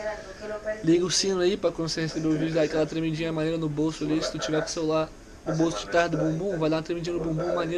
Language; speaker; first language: Portuguese; native; Portuguese